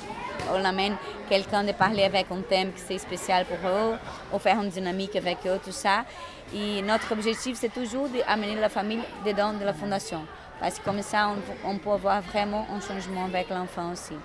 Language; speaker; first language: French; non-native, fluent; Portuguese